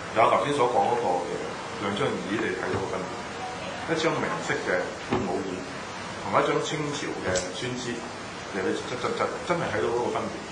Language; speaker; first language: Cantonese; native; Cantonese